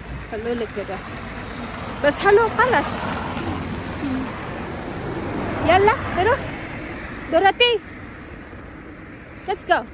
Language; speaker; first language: Arabic; non-native, learner; Filipino